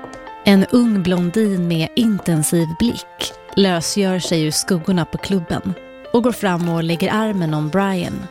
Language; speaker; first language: Swedish; native; Swedish